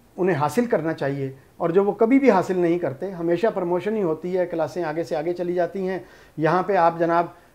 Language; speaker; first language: Urdu; non-native, local second language; Punjabi